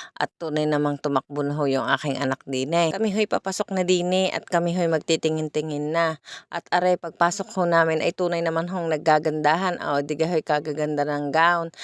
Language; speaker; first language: Filipino; native; Filipino